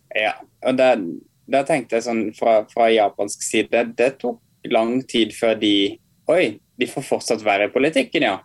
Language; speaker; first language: Norwegian; native; Norwegian